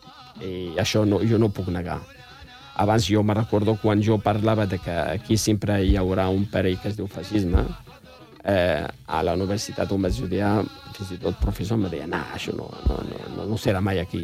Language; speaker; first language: Catalan; non-native, fluent; Riffian